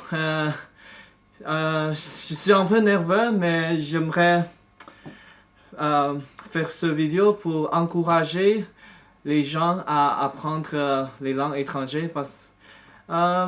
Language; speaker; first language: French; non-native, fluent; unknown